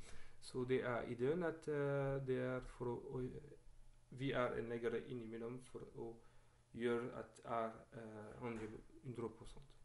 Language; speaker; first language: Norwegian; non-native, learner; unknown